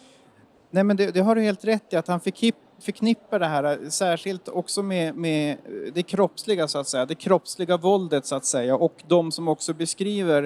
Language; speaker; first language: Swedish; native; Swedish